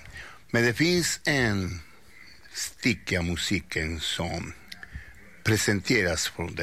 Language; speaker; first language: Swedish; non-native, fluent; Spanish